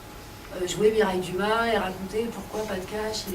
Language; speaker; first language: French; native; French